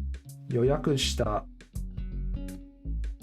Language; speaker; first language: Japanese; non-native, learner; English